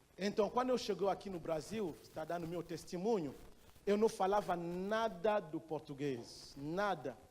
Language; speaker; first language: Portuguese; non-native, fluent; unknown